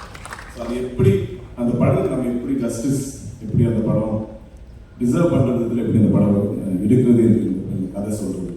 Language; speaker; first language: Tamil; non-native, fluent; Malayalam